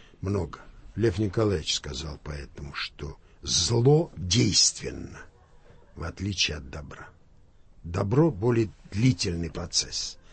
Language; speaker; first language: Russian; non-native, local second language; Armenian